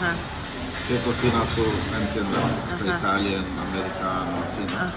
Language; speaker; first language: Spanish; non-native, learner; Malayalam